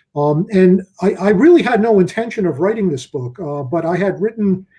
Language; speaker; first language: English; native; English